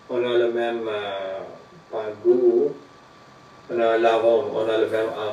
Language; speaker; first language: French; non-native, fluent; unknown